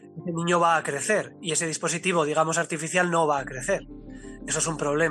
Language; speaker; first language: Spanish; native; Spanish